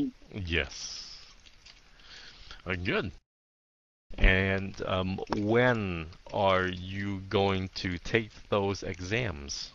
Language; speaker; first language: English; early bilingual, heritage; Vietnamese